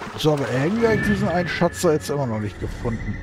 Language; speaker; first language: German; native; German